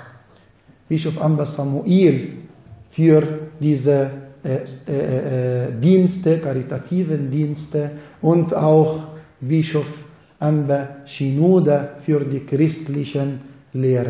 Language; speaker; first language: German; non-native, fluent; Arabic